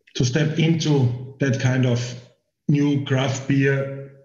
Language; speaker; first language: English; non-native, fluent; German